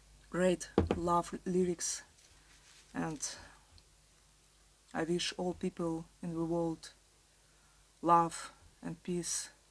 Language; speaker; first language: English; non-native, learner; Russian